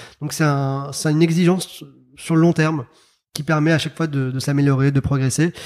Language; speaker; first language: French; early bilingual, other home language; Arabic